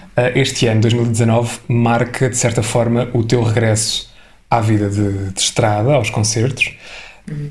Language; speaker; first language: Portuguese; native; Portuguese